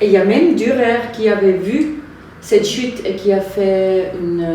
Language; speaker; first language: French; non-native, fluent; German